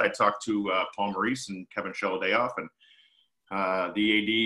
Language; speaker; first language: English; native; English